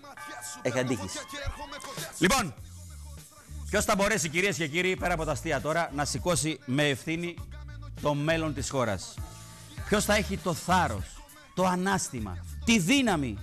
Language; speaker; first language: Greek; native; Greek